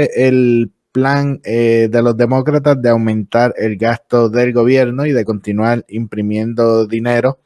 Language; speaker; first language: Spanish; native; Spanish